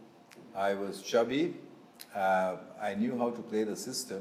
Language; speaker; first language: English; non-native, local second language; Bangla